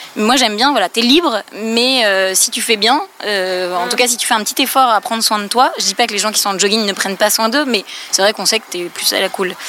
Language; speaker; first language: French; native; French